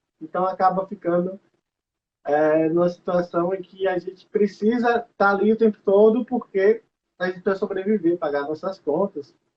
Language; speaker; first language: Portuguese; native; Portuguese